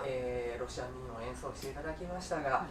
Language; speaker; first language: Japanese; native; Japanese